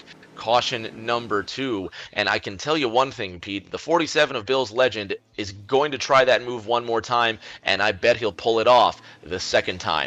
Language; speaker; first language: English; native; English